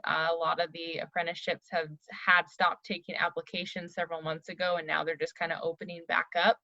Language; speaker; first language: English; native; English